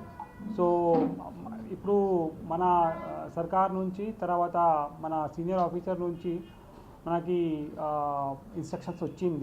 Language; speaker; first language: Telugu; non-native, local second language; Hindi